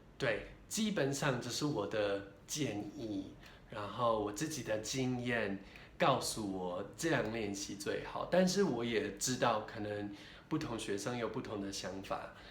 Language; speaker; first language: Chinese; non-native, fluent; English